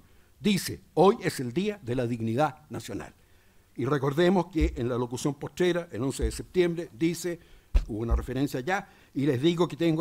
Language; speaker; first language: Spanish; native; Spanish